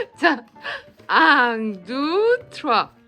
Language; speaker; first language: Korean; early bilingual, heritage; French